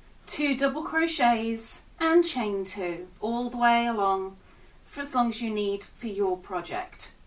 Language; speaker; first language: English; native; English